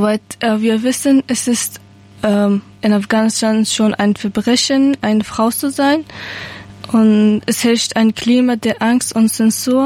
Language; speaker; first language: German; non-native, learner; Persian